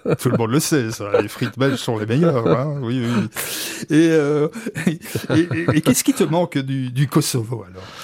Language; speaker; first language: French; native; French